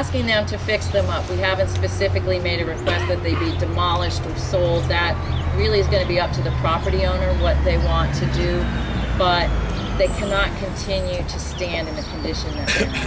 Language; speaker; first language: English; native; English